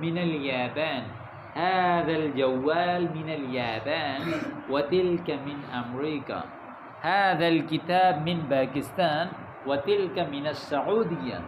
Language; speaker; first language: Arabic; non-native, fluent; Urdu